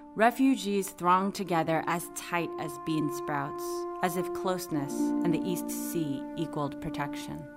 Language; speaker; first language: English; native; English